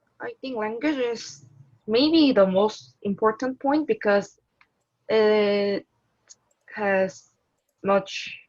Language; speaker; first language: English; non-native, learner; Korean